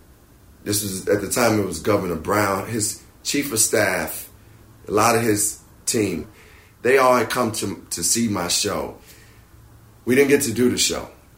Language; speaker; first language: English; native; English